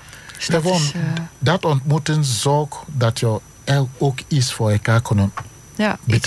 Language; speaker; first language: Dutch; non-native, fluent; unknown